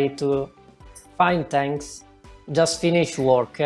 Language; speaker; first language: English; non-native, learner; Italian